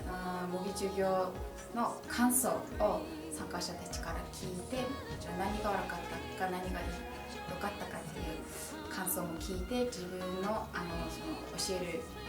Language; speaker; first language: Japanese; non-native, fluent; Mongolian